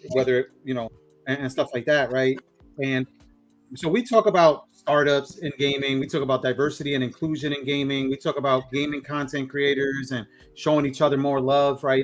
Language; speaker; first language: English; native; English